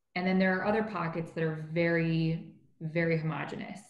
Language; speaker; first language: English; native; English